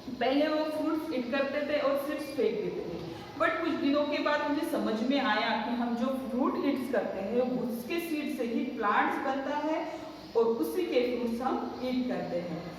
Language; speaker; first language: Hindi; non-native, local second language; Marathi